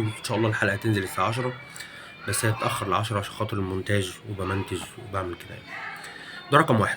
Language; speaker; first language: Arabic; native; Arabic